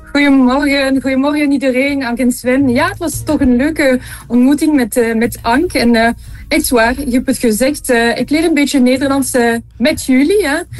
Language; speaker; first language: Dutch; non-native, local second language; French